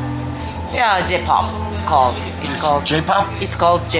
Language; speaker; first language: English; non-native, fluent; Japanese